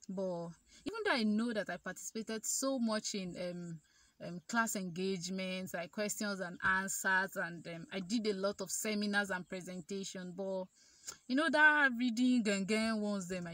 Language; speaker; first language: English; non-native, local second language; Igbo